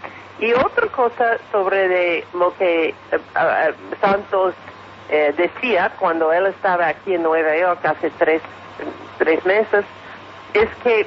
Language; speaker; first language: Spanish; non-native, fluent; English